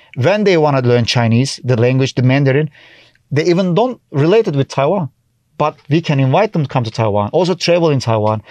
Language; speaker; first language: English; non-native, fluent; Turkish